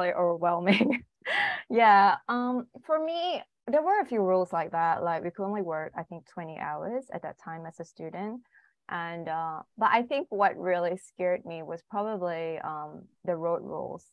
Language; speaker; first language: English; non-native, local second language; Chinese